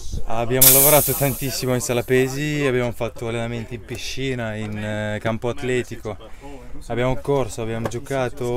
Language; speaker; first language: Italian; non-native, fluent; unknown